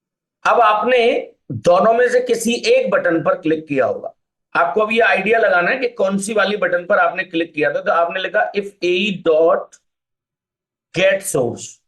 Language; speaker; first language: Hindi; native; Hindi